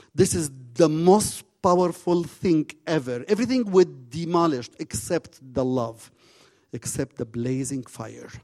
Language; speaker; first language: English; non-native, fluent; Arabic